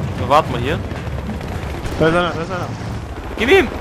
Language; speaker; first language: German; native; German